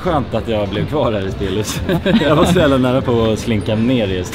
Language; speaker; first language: Swedish; native; Swedish